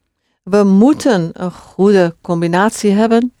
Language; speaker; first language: Dutch; non-native, fluent; English